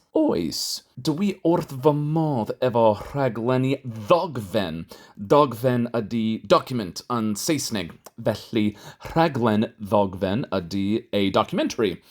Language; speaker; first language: Welsh; non-native, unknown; English